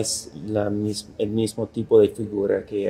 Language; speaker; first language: Spanish; non-native, fluent; English